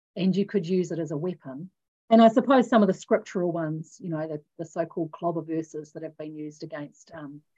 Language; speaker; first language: English; native; English